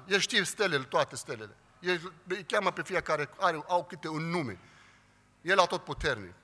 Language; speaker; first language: Romanian; non-native, fluent; Arabic